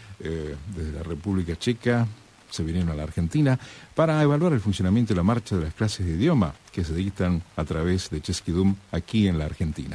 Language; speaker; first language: Spanish; native; Spanish